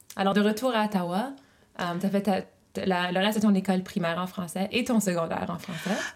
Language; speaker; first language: French; native; French